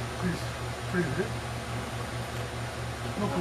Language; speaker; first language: English; non-native, learner; Japanese